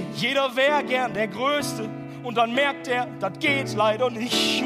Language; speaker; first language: German; native; German